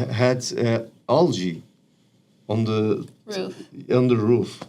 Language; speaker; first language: English; non-native, learner; Turkish